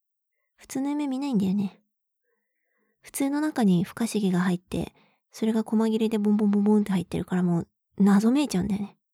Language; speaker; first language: Japanese; native; Japanese